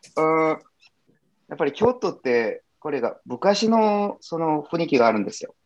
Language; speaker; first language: Japanese; non-native, fluent; Korean